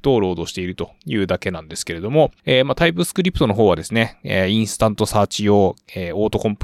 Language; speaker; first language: Japanese; native; Japanese